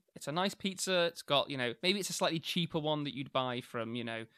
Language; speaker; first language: English; native; English